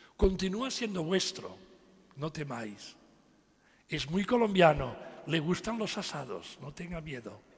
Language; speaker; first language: Spanish; non-native, local second language; Catalan